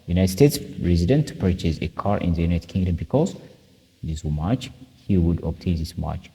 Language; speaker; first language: English; non-native, local second language; Amharic